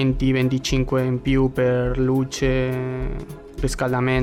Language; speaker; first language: Italian; non-native, learner; Spanish